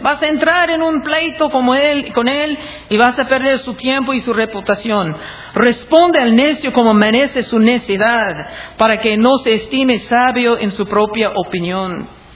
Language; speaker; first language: Spanish; non-native, fluent; English